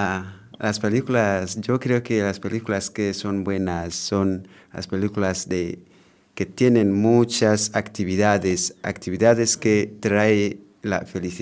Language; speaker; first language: Spanish; non-native, learner; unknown